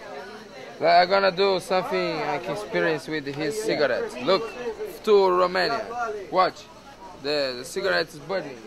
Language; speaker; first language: English; non-native, learner; Portuguese